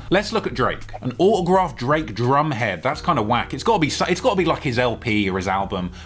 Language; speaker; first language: English; native; English